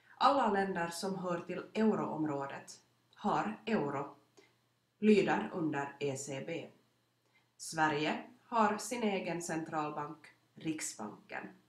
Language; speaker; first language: Swedish; native; Swedish